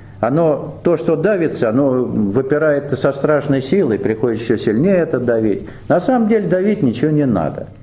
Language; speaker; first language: Russian; native; Russian